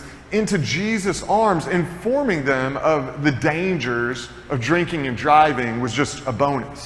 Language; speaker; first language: English; native; English